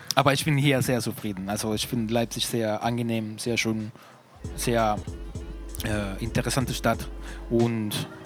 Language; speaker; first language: German; non-native, fluent; Spanish